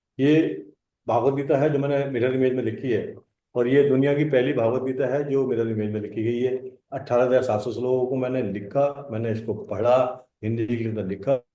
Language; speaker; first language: Hindi; native; Hindi